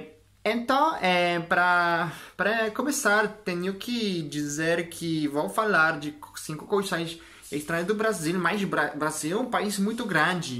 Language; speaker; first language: Portuguese; non-native, learner; French